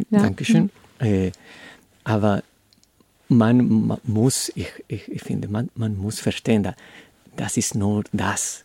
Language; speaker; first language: German; non-native, learner; Spanish